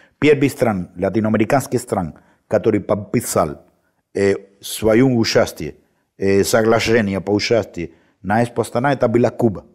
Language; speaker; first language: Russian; non-native, fluent; Spanish